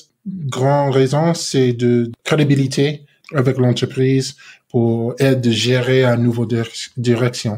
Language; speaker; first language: French; non-native, learner; English